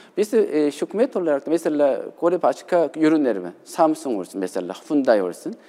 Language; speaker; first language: Turkish; non-native, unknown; Korean